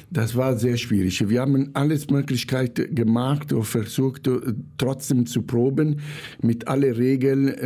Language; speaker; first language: German; non-native, fluent; Italian